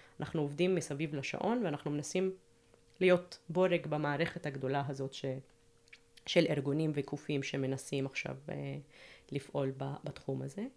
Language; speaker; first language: Hebrew; non-native, local second language; Arabic